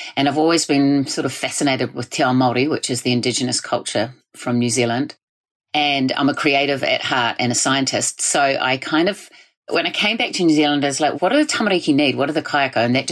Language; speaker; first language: English; native; English